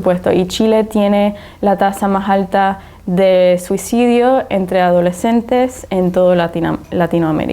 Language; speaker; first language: Spanish; early bilingual, heritage; Spanish